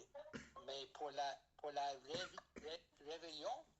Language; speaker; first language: French; non-native, learner; English